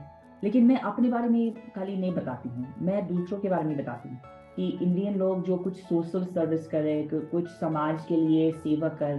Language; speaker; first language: Hindi; non-native, fluent; English